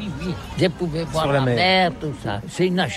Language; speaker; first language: French; non-native, learner; Catalan